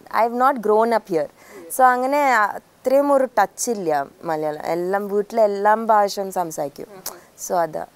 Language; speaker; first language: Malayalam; early bilingual, heritage; Malayalam